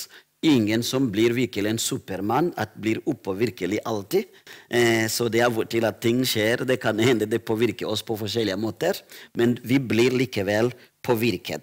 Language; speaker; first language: Swedish; non-native, learner; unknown